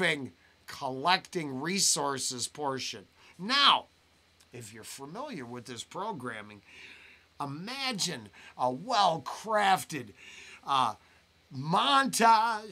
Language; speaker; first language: English; native; English